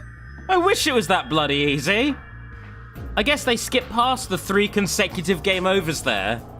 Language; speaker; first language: English; native; English